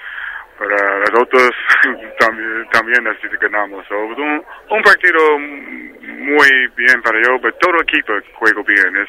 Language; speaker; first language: Spanish; non-native, learner; English